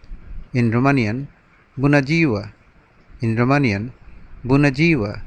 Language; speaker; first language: Romanian; non-native, learner; Bangla